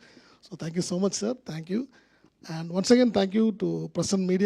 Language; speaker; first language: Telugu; non-native, local second language; Tamil